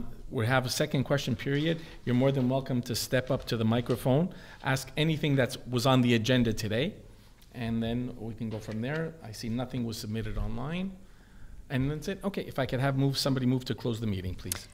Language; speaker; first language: English; native; English